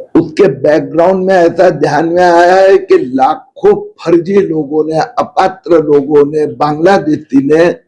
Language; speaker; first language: Hindi; non-native, local second language; Marathi